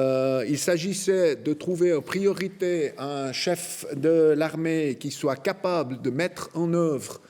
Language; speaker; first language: French; native; French